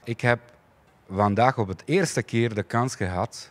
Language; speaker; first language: Dutch; non-native, fluent; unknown